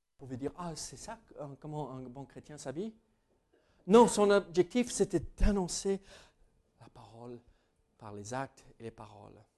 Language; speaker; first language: French; non-native, fluent; English